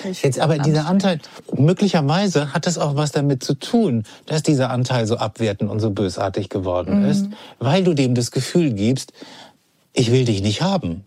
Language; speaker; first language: German; native; German